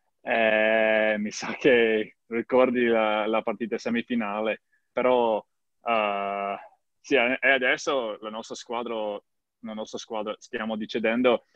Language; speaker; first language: Italian; non-native, learner; English